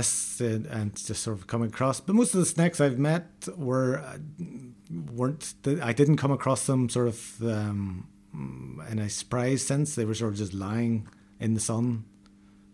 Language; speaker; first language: English; native; English